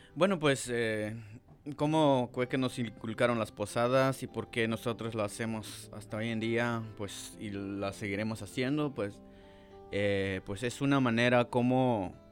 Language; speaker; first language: Spanish; native; Spanish